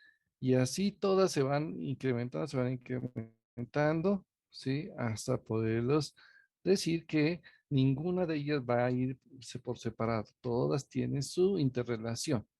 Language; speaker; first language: Spanish; native; Spanish